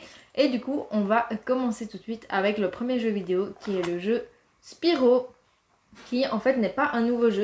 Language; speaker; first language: French; native; French